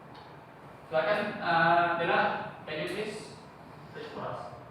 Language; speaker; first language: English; non-native, learner; Indonesian